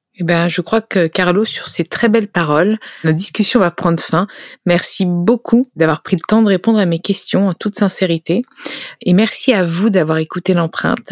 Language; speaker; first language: French; native; French